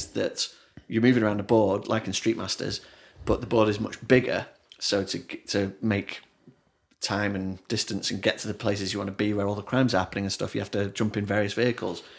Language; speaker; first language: English; native; English